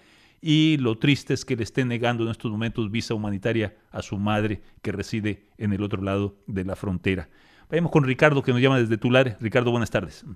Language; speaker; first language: Spanish; native; Spanish